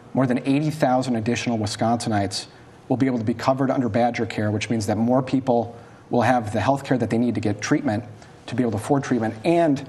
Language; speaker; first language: English; native; English